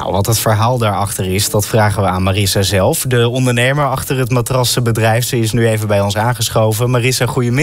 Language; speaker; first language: Dutch; native; Dutch